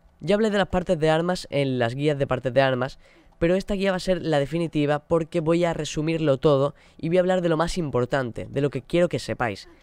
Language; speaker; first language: Spanish; native; Spanish